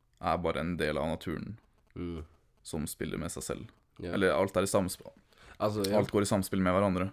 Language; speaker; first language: Norwegian; early bilingual, other home language; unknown